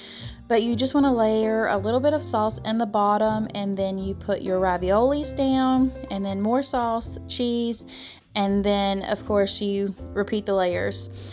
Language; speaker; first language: English; native; English